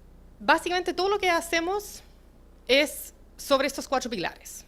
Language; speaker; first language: Spanish; native; Spanish